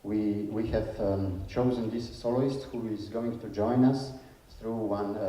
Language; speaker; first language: English; non-native, fluent; Slovenian